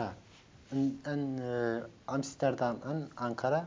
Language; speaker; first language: Dutch; non-native, learner; Turkish